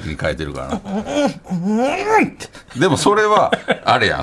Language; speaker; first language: Japanese; native; Japanese